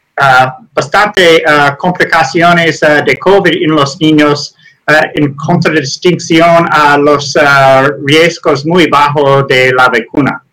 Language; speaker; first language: Spanish; non-native, learner; English